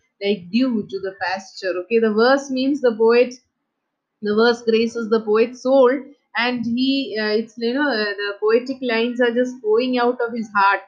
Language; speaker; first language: English; non-native, local second language; Malayalam